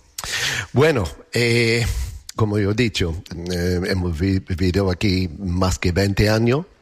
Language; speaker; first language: Spanish; non-native, learner; English